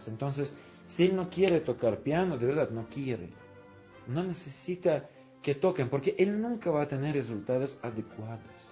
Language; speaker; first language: Spanish; non-native, fluent; Russian